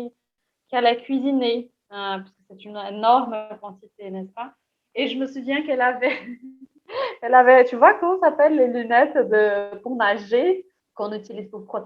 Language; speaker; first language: French; non-native, fluent; Portuguese